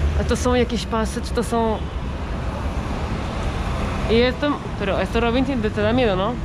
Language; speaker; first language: Spanish; non-native, learner; Polish